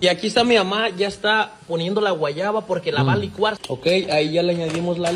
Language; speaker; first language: Spanish; native; Spanish